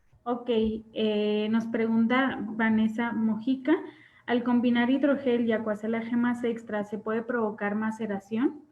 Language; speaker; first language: Spanish; native; Spanish